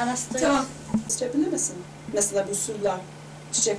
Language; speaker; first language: Turkish; non-native, learner; English